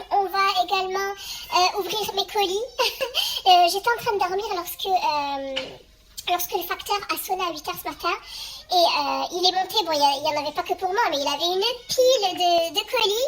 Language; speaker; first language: French; native; French